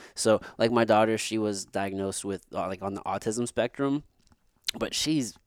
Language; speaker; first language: English; native; English